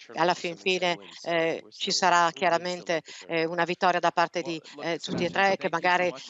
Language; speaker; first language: Italian; non-native, fluent; German